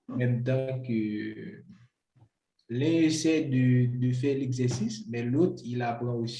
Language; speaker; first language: French; non-native, local second language; Haitian Creole